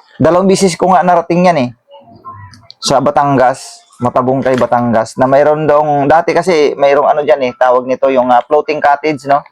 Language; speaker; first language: Filipino; non-native, local second language; Cebuano